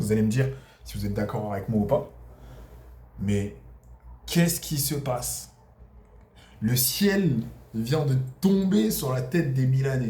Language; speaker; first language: French; native; French